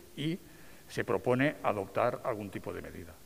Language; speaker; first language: Spanish; non-native, local second language; Catalan